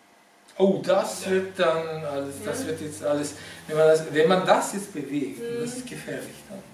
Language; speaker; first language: German; non-native, fluent; Georgian